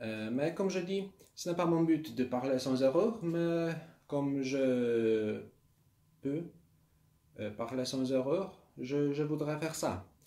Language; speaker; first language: French; non-native, learner; Polish